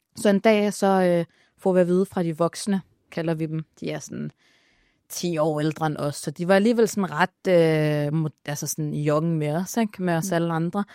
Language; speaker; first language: Danish; early bilingual, other home language; Arabic